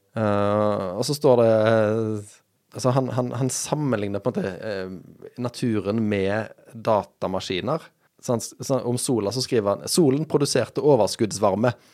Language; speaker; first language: Norwegian; native; Norwegian